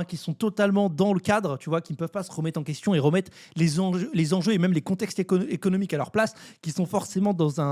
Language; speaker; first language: French; native; French